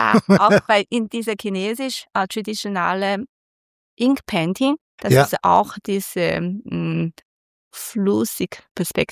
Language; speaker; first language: German; non-native, learner; Chinese